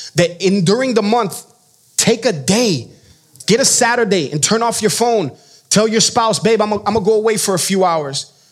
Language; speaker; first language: English; native; English